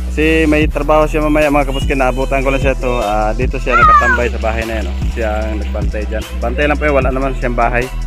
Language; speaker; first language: Filipino; non-native, local second language; Cebuano